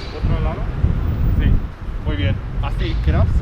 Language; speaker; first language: Spanish; non-native, learner; English